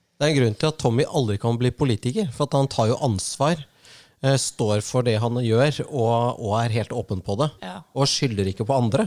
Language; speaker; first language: Norwegian; native; Norwegian